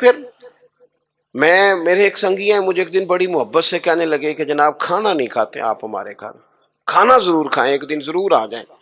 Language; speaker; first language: Urdu; non-native, local second language; Punjabi